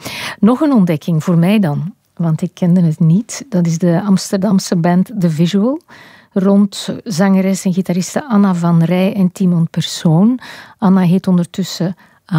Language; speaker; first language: Dutch; native; Dutch